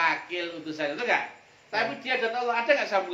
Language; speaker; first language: Indonesian; native; Indonesian